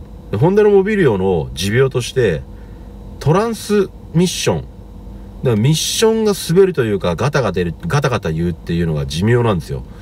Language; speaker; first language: Japanese; native; Japanese